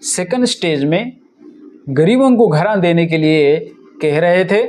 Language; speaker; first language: Hindi; non-native, local second language; Telugu